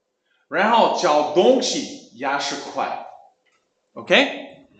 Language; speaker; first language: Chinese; non-native, learner; English